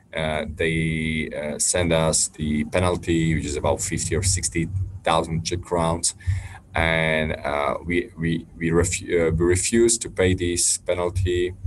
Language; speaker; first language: English; non-native, fluent; Slovak